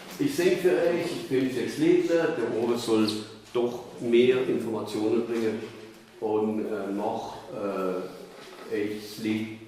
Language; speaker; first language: German; non-native, local second language; Swiss German